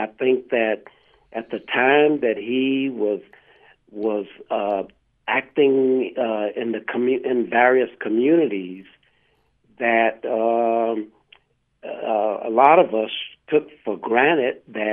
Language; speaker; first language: English; native; English